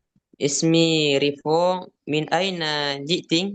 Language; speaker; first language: Arabic; non-native, learner; Indonesian